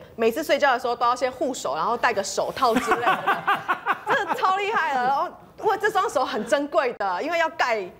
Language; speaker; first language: Chinese; early bilingual, heritage; Spanish